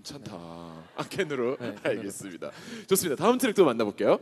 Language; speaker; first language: Korean; native; Korean